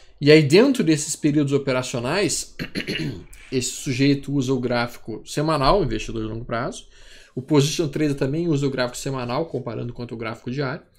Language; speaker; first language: Portuguese; native; Portuguese